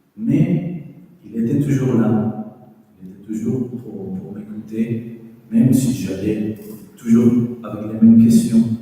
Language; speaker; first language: French; non-native, fluent; Spanish